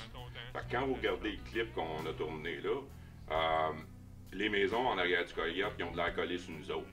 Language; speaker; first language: French; native; French